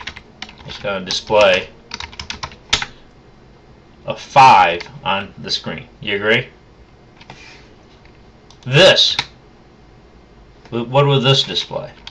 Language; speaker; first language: English; native; English